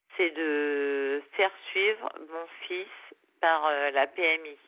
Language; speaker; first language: French; native; French